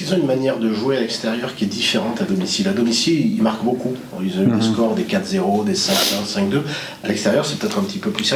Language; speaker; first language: French; native; French